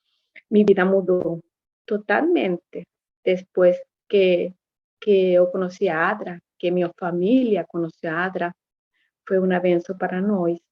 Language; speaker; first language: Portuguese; non-native, learner; Spanish